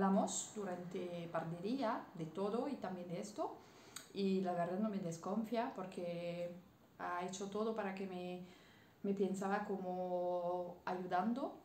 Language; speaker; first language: Spanish; non-native, learner; French